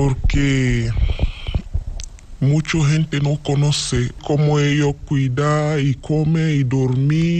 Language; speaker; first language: Spanish; non-native, learner; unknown